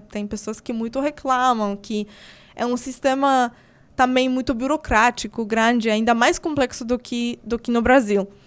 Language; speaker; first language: Portuguese; non-native, fluent; Polish